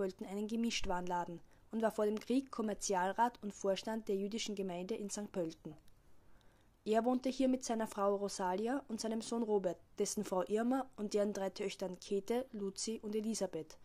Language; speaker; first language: German; native; German